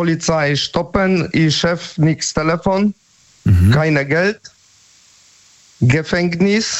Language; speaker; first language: German; non-native, learner; Polish